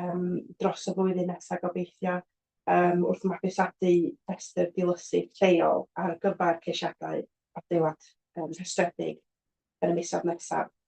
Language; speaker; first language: Welsh; native; Welsh